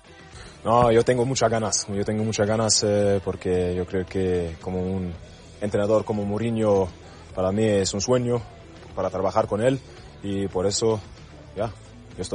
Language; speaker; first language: Spanish; non-native, learner; German